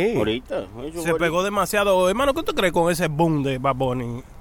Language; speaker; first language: Spanish; early bilingual, heritage; Spanish